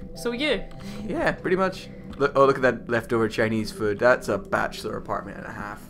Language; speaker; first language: English; native; English